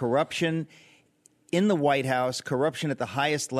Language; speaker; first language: English; native; English